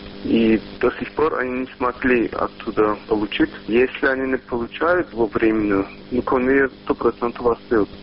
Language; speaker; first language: Russian; non-native, local second language; Turkish